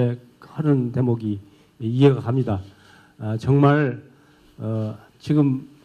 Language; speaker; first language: Korean; native; Korean